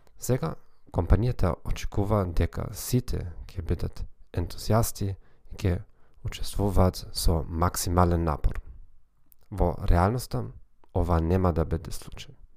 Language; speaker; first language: Macedonian; non-native, learner; German